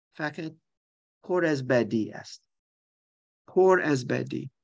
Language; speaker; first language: Persian; non-native, learner; German